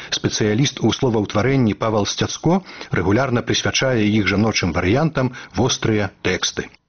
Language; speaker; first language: Belarusian; native; Belarusian